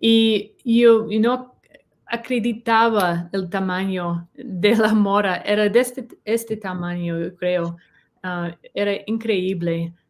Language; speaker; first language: Spanish; non-native, learner; English